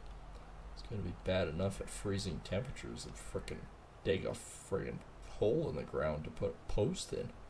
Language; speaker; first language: English; native; English